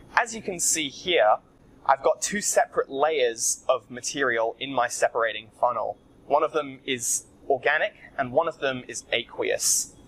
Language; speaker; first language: English; native; English